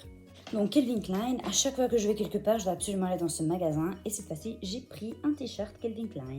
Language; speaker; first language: French; native; French